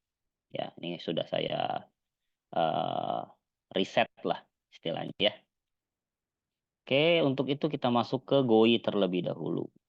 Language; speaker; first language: Indonesian; native; Indonesian